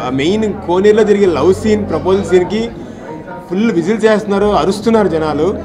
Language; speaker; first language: Telugu; native; Telugu